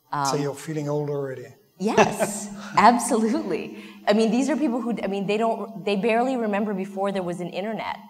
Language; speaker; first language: English; native; English